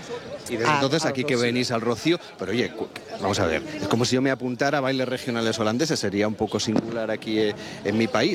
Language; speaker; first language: Spanish; native; Spanish